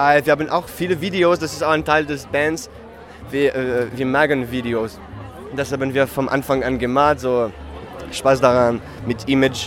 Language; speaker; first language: German; non-native, fluent; French